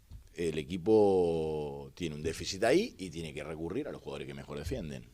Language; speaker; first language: Spanish; native; Spanish